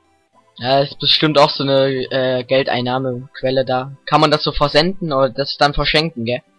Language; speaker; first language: German; native; German